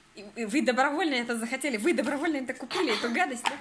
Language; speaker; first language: Russian; early bilingual, heritage; Russian